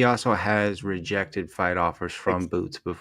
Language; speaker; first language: English; native; English